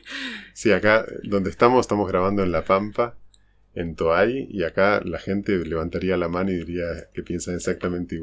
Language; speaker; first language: Spanish; native; Spanish